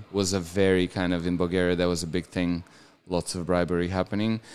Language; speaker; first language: English; non-native, fluent; Bulgarian